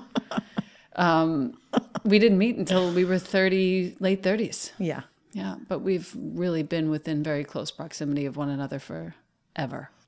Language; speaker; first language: English; native; English